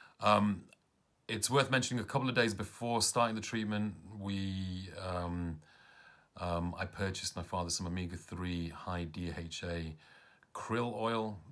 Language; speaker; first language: English; early bilingual, other home language; Punjabi